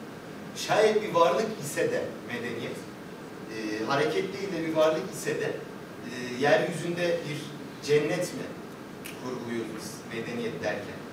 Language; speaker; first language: Turkish; native; Turkish